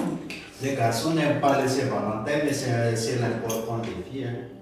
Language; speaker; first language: French; non-native, local second language; Malagasy